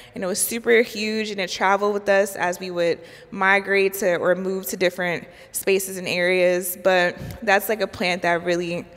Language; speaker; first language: English; native; English